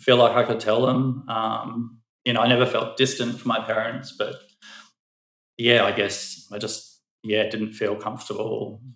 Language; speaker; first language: English; native; English